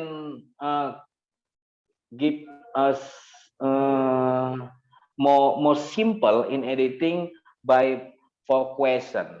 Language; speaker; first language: English; non-native, learner; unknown